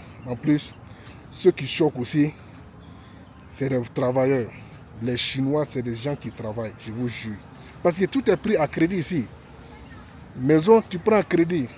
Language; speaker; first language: French; non-native, local second language; Bambara